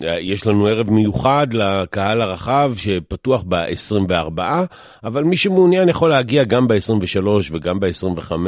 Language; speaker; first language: Hebrew; native; Hebrew